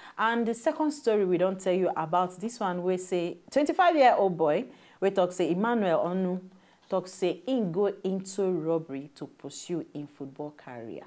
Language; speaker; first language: Nigerian Pidgin; native; Nigerian Pidgin